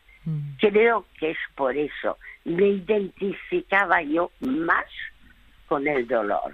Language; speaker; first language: Spanish; early bilingual, other home language; French